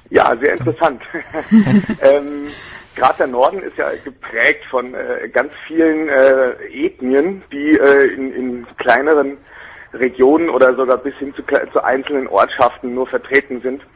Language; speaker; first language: German; native; German